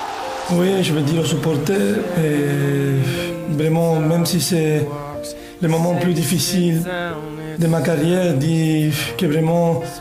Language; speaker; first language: French; non-native, fluent; Spanish